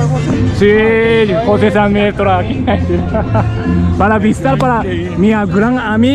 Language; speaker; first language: Spanish; non-native, learner; Japanese